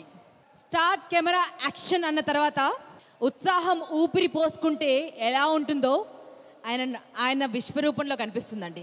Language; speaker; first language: Telugu; native; Telugu